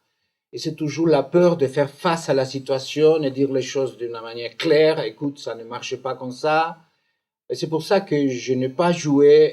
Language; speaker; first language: French; non-native, fluent; Spanish